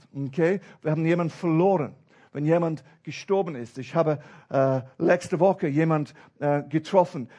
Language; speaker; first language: German; non-native, fluent; English